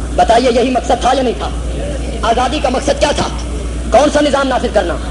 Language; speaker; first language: Urdu; non-native, local second language; Punjabi